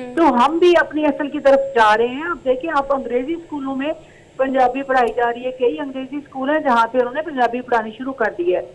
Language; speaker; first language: Urdu; non-native, local second language; Punjabi